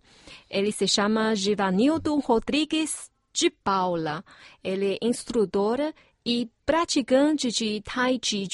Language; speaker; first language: Portuguese; non-native, fluent; Chinese